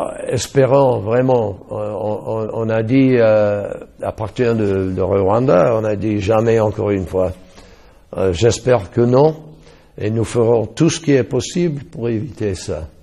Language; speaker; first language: French; non-native, fluent; English